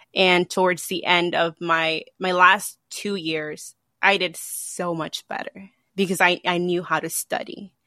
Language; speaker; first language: English; early bilingual, other home language; Spanish